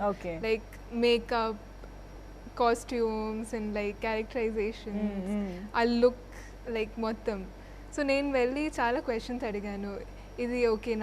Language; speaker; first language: Telugu; non-native, fluent; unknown